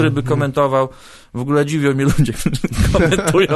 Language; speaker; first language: Polish; native; Polish